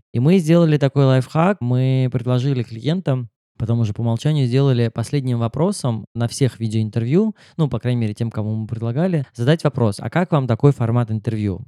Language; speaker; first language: Russian; native; Russian